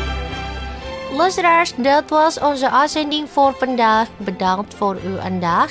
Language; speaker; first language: Dutch; non-native, fluent; Indonesian